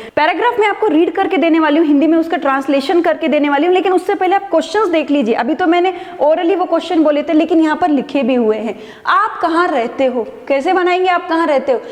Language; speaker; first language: Hindi; non-native, local second language; Marathi